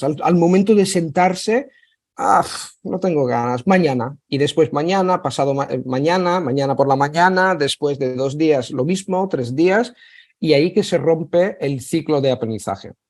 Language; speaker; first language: Spanish; non-native, fluent; Italian